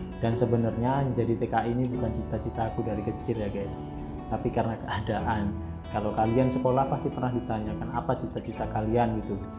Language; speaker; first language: Indonesian; native; Indonesian